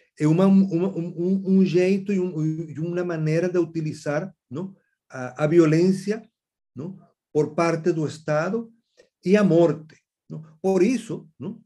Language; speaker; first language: Portuguese; non-native, fluent; Spanish